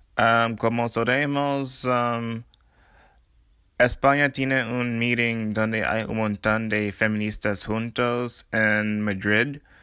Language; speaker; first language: Spanish; non-native, learner; English